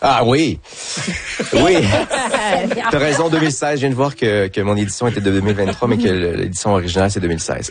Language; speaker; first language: French; native; French